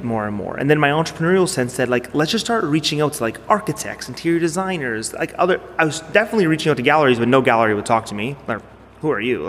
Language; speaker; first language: English; native; English